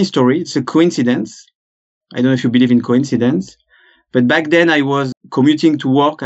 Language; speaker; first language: English; non-native, fluent; French